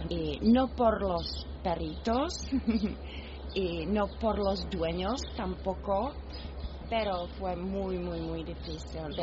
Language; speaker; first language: Spanish; non-native, fluent; Czech